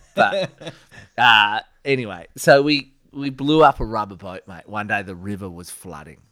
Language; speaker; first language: English; native; English